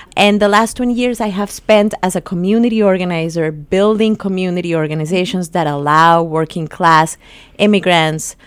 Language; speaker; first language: English; early bilingual, other home language; Spanish